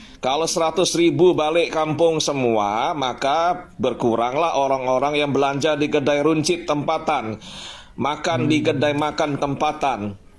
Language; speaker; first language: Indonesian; native; Indonesian